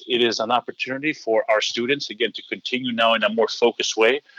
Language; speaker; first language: English; early bilingual, heritage; Greek